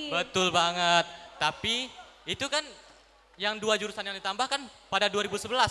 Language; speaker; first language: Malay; non-native, local second language; Minangkabau